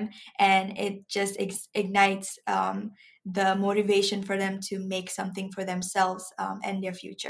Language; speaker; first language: English; non-native, local second language; Malay